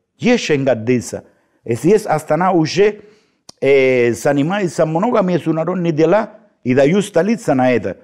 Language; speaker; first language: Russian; non-native, fluent; Spanish